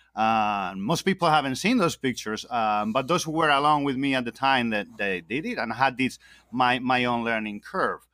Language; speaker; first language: English; non-native, fluent; Spanish